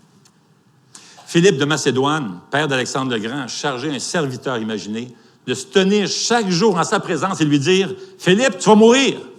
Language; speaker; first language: French; native; French